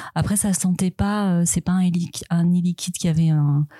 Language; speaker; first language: French; native; French